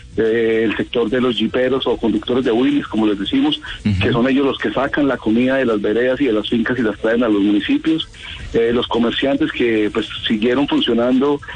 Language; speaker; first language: Spanish; native; Spanish